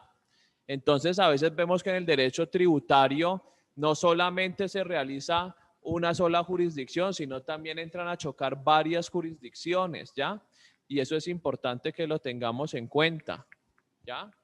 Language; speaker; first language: Spanish; native; Spanish